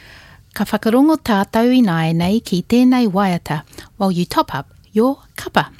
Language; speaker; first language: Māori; non-native, learner; English